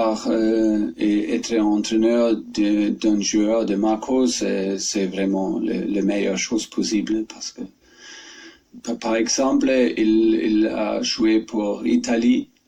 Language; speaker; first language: French; non-native, fluent; German